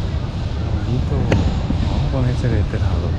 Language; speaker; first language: Spanish; non-native, learner; Japanese